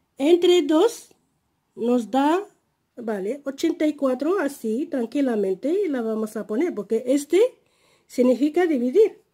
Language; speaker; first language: Spanish; non-native, fluent; Arabic